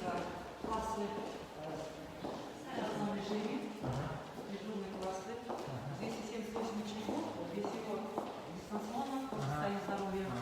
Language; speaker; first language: Russian; non-native, local second language; Kazakh